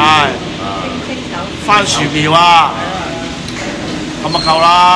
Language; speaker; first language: Cantonese; native; Cantonese